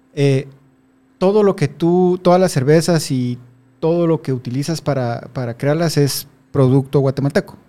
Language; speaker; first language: Spanish; native; Spanish